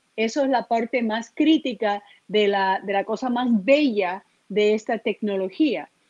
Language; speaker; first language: Spanish; early bilingual, heritage; Spanish